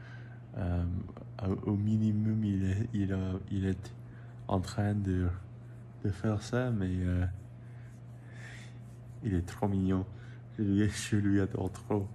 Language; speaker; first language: French; non-native, learner; English